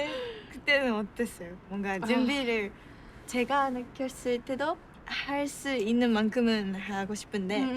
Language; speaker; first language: Korean; non-native, fluent; Japanese